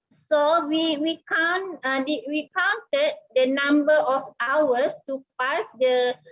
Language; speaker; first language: English; non-native, local second language; Malay